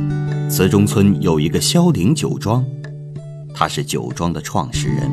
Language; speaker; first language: Chinese; native; Chinese